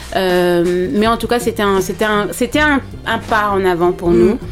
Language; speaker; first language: French; non-native, local second language; Lingala